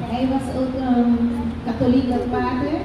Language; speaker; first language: Dutch; non-native, fluent; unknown